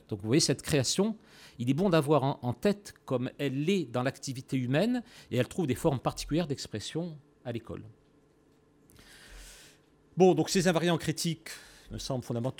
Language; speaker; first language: French; native; French